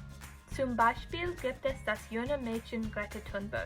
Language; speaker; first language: German; non-native, learner; English